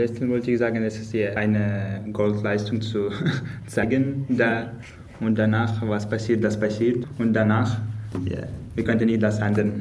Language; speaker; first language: German; non-native, learner; Russian